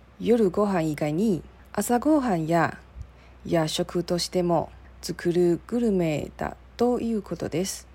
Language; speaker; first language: Japanese; non-native, learner; Chinese